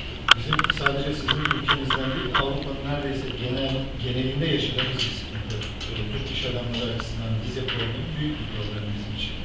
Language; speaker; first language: Turkish; native; Turkish